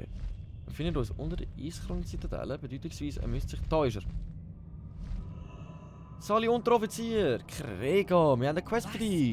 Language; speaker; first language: German; native; German